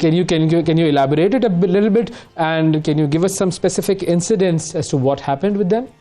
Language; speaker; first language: English; non-native, local second language; Urdu